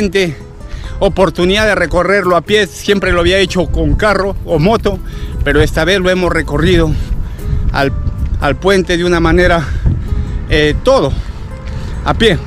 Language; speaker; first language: Spanish; native; Spanish